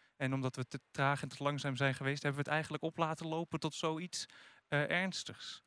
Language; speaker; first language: Dutch; native; Dutch